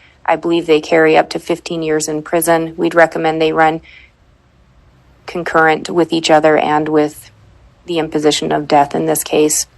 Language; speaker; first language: English; native; English